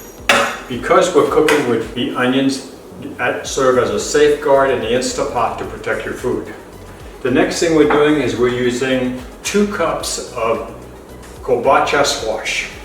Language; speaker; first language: English; native; English